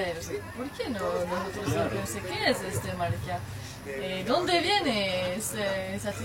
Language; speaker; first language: Spanish; non-native, learner; French